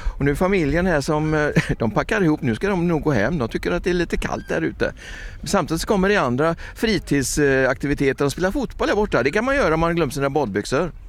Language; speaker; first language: Swedish; native; Swedish